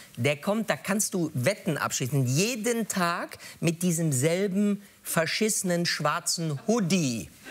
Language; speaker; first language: German; native; German